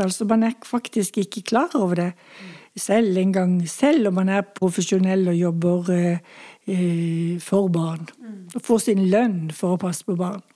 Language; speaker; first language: Norwegian; native; Norwegian